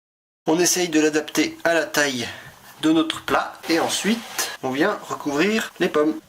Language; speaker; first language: French; native; French